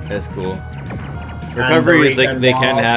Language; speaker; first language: English; native; English